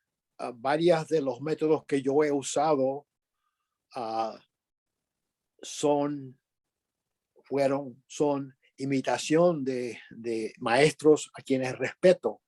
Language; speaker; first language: Spanish; early bilingual, other home language; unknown